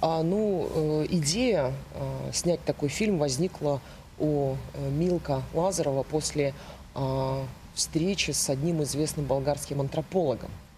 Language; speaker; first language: Russian; native; Russian